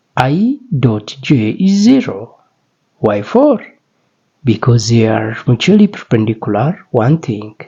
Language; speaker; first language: English; non-native, local second language; Amharic